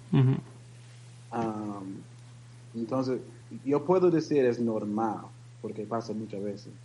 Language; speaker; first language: Spanish; non-native, learner; English